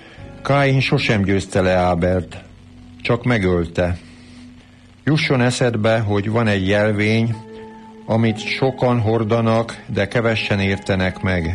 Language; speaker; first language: Hungarian; native; Hungarian